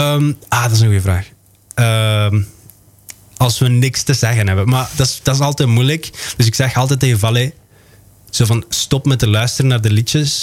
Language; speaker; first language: Dutch; non-native, local second language; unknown